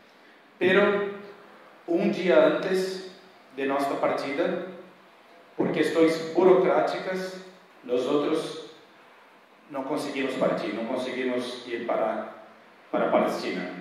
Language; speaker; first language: Spanish; non-native, fluent; Portuguese